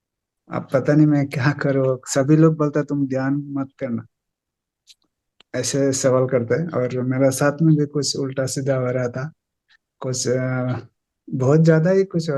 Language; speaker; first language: Hindi; non-native, local second language; Bangla